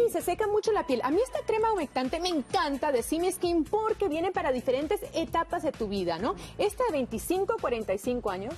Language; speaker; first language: Spanish; native; Spanish